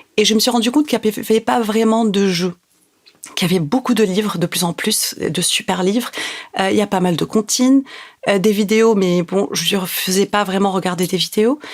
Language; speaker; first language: French; non-native, local second language; Arabic